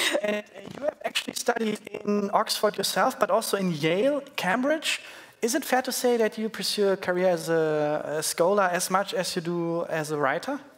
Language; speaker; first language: English; non-native, fluent; German